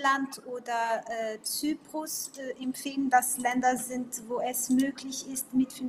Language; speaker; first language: German; non-native, local second language; Portuguese